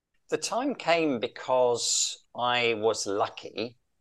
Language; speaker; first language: English; native; English